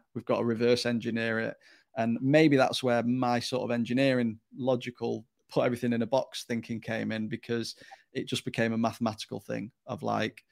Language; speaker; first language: English; native; English